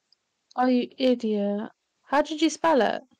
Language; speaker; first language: English; native; English